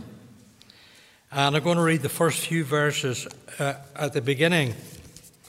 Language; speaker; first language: English; native; English